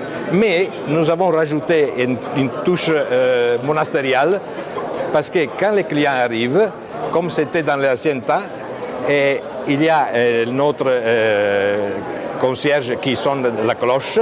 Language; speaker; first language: French; non-native, fluent; Italian